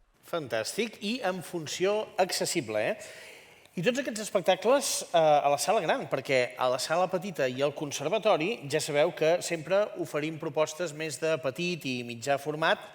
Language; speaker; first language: Catalan; native; Catalan